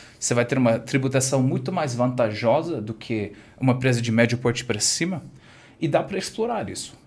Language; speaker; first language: Portuguese; non-native, fluent; English